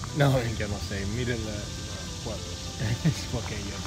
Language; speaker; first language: Spanish; non-native, learner; English